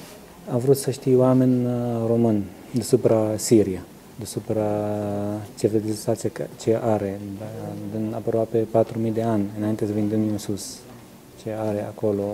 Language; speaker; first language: Romanian; non-native, learner; Arabic